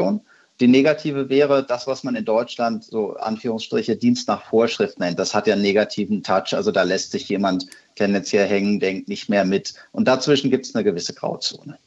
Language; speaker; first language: German; native; German